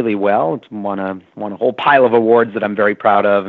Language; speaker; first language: English; native; English